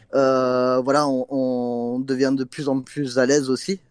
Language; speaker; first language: French; non-native, fluent; English